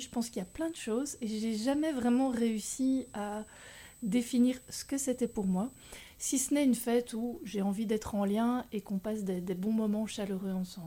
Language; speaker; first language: French; native; French